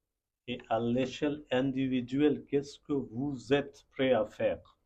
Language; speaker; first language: French; non-native, fluent; Bangla